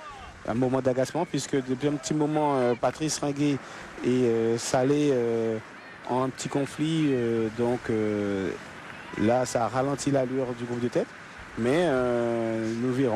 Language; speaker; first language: French; native; French